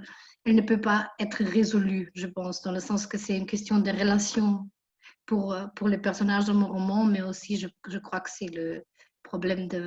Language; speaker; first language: French; non-native, fluent; German